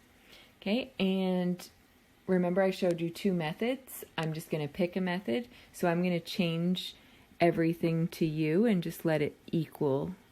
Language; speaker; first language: English; native; English